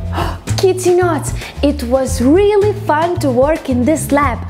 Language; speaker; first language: English; non-native, fluent; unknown